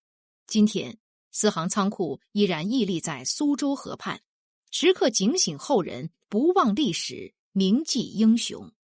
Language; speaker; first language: Chinese; native; Chinese